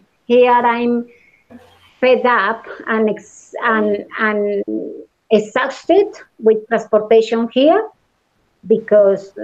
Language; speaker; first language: English; non-native, learner; Spanish